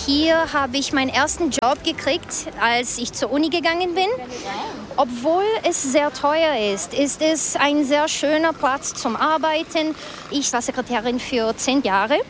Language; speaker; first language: German; early bilingual, other home language; Portuguese